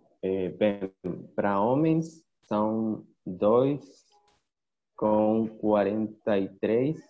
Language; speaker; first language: Portuguese; non-native, learner; Spanish